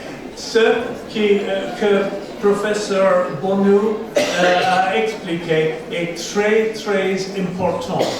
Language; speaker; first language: French; non-native, fluent; English